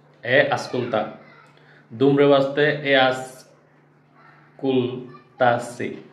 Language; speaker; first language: Romanian; non-native, learner; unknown